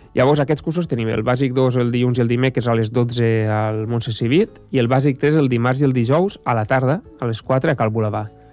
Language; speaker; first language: Catalan; native; Catalan